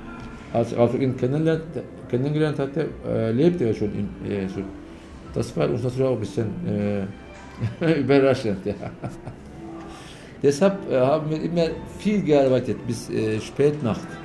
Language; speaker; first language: German; non-native, fluent; Turkish